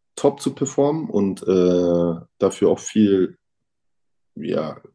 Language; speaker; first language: German; native; German